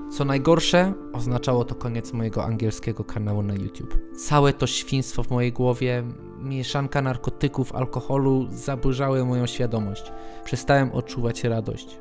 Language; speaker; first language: Polish; early bilingual, heritage; English